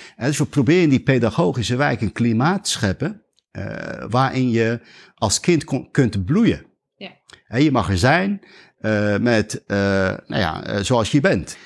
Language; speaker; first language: Dutch; early bilingual, other home language; Riffian